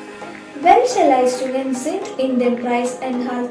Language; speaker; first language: German; non-native, learner; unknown